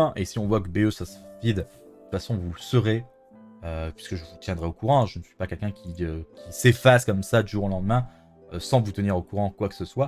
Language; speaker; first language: French; native; French